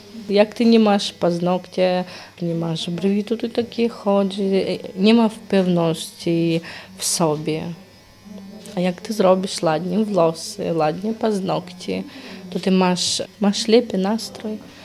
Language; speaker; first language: Polish; non-native, learner; Ukrainian